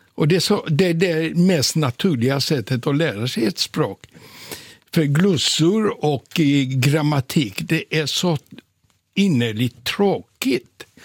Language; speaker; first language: Swedish; non-native, fluent; Polish